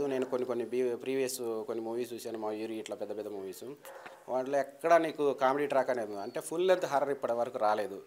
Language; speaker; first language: Telugu; native; Telugu